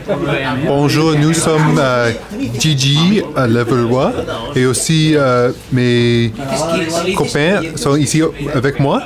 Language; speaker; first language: French; non-native, learner; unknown